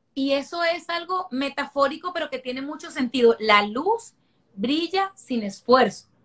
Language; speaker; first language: Spanish; native; Spanish